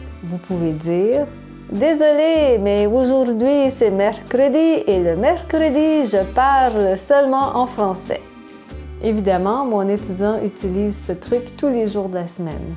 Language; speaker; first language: French; native; French